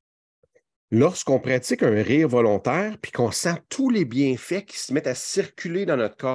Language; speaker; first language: French; native; French